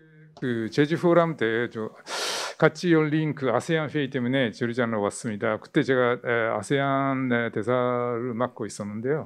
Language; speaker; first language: Korean; non-native, fluent; Japanese